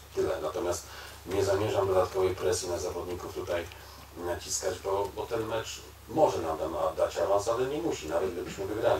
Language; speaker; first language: Polish; native; Polish